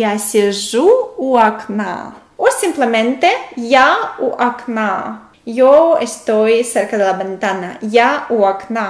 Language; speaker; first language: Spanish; non-native, fluent; Russian